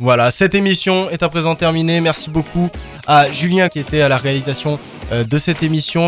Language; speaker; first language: French; native; French